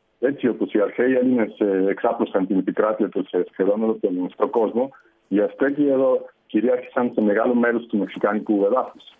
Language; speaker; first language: Greek; non-native, fluent; Spanish